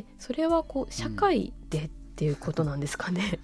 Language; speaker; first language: Japanese; native; Japanese